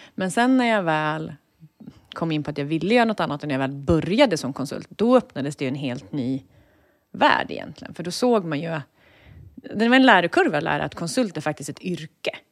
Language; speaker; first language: Swedish; native; Swedish